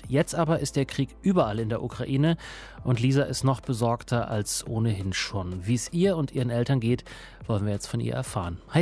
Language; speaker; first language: German; native; German